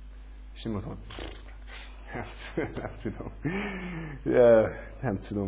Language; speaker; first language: Hungarian; non-native, learner; English